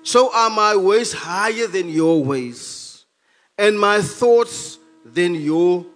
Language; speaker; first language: English; non-native, local second language; Afrikaans